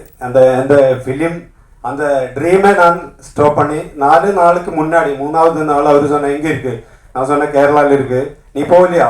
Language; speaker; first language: Tamil; non-native, learner; Malayalam